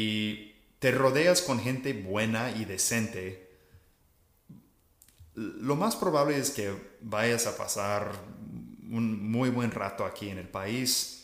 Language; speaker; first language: Spanish; non-native, fluent; English